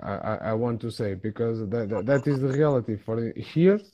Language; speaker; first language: English; non-native, fluent; Portuguese